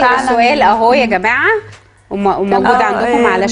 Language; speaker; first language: Arabic; native; Arabic